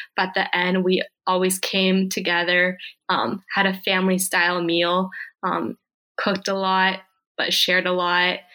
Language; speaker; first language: English; early bilingual, other home language; Korean